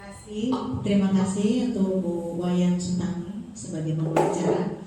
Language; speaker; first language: Indonesian; native; Indonesian